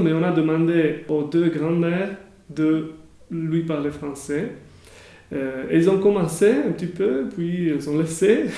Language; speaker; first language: French; non-native, local second language; Italian